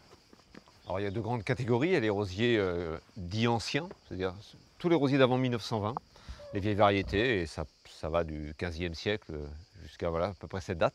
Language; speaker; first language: French; native; French